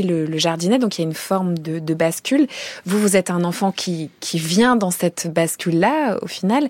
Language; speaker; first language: French; native; French